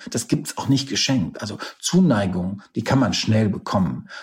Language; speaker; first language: German; native; German